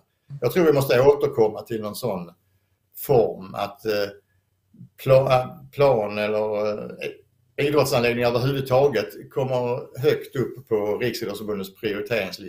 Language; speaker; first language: Swedish; native; Swedish